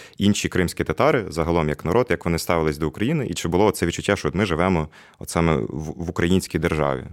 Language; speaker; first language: Ukrainian; native; Ukrainian